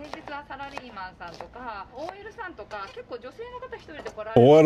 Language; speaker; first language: Japanese; native; Japanese